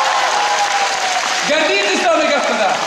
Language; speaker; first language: Russian; non-native, learner; Swedish